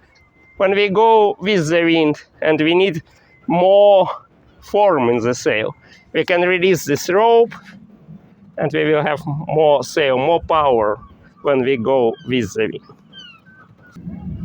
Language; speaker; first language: English; non-native, fluent; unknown